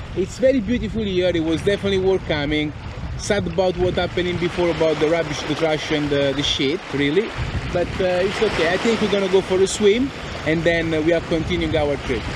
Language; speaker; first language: English; non-native, fluent; Italian